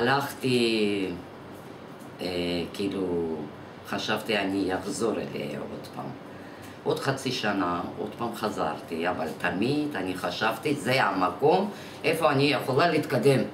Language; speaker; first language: Hebrew; non-native, fluent; Russian